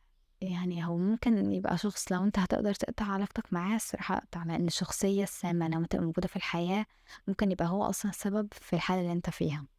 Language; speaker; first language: Arabic; native; Arabic